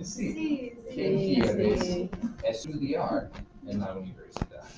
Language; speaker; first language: Spanish; non-native, learner; English